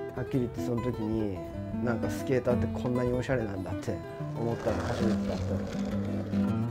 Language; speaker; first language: Japanese; native; Japanese